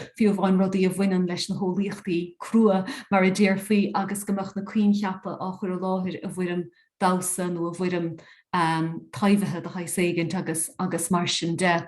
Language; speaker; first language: Irish; native; Irish